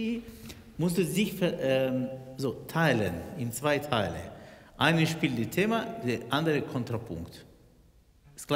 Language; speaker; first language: German; non-native, fluent; Russian